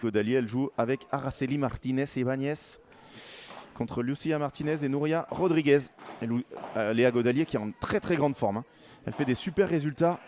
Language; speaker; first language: French; native; French